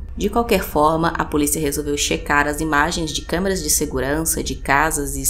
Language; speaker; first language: Portuguese; native; Portuguese